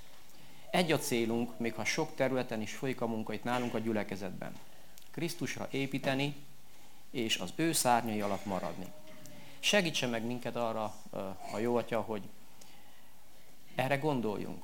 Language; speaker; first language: Hungarian; native; Hungarian